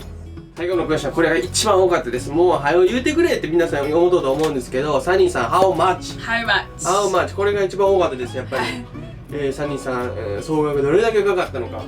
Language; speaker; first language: Japanese; native; Japanese